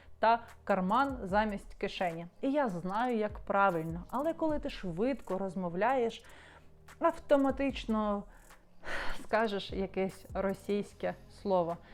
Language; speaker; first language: Ukrainian; non-native, local second language; Russian